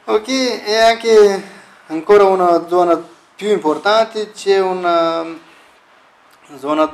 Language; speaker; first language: Italian; non-native, fluent; Romanian